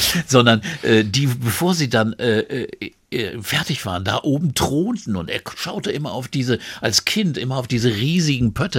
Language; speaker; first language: German; native; German